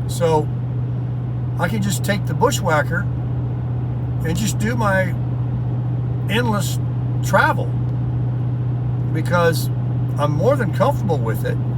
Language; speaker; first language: English; native; English